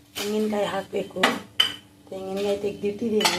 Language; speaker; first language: Kannada; non-native, local second language; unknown